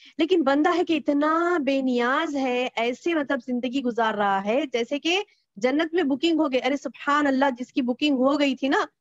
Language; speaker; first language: Hindi; native; Hindi